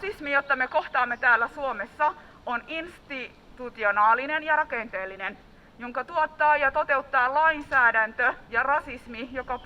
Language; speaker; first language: Finnish; early bilingual, other home language; Somali